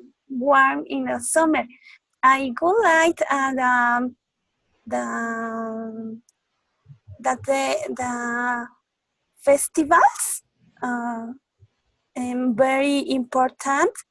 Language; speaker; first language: English; non-native, learner; Spanish